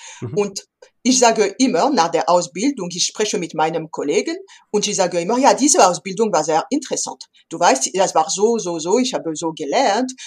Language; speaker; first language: German; non-native, fluent; French